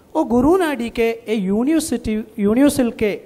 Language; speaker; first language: Hindi; non-native, local second language; Malayalam